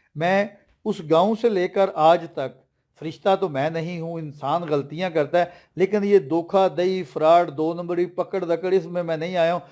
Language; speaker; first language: Urdu; non-native, local second language; Punjabi